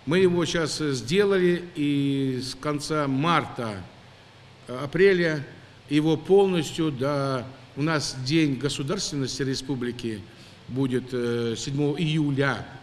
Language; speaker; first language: Russian; non-native, local second language; Ingush